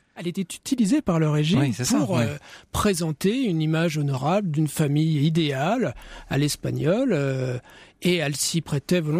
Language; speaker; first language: French; native; French